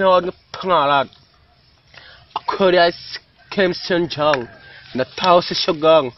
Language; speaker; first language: Cebuano; non-native, learner; Korean